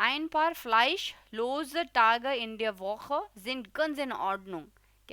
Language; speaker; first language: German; non-native, fluent; Hindi